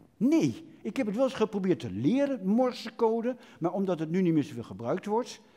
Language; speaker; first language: Dutch; native; Dutch